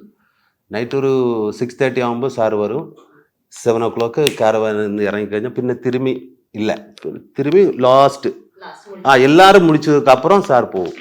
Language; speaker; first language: Tamil; non-native, learner; Malayalam